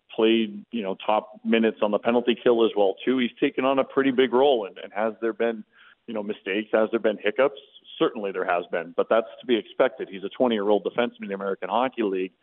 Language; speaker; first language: English; native; English